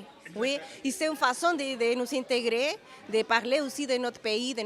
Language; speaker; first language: French; non-native, fluent; Spanish